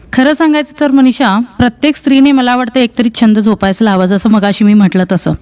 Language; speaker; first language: Marathi; native; Marathi